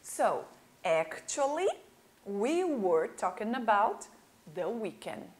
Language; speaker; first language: English; non-native, fluent; Portuguese